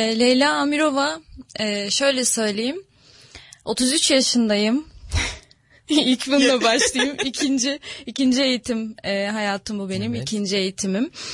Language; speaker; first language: Turkish; non-native, fluent; Russian